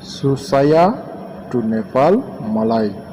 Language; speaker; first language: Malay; non-native, learner; Nepali